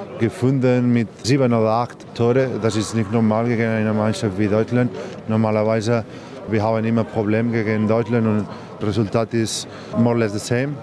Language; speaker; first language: German; non-native, learner; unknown